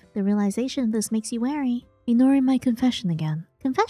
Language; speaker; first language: English; native; English